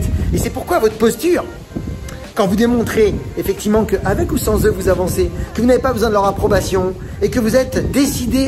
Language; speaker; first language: French; native; French